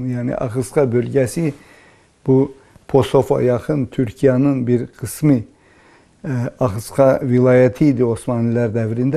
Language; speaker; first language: Turkish; early bilingual, heritage; Turkish